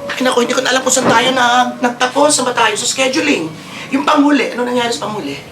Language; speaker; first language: Filipino; native; Filipino